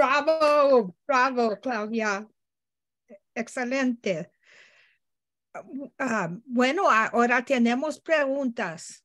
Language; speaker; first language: Spanish; non-native, learner; English